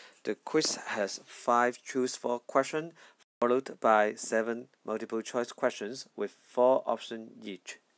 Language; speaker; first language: English; non-native, local second language; Cantonese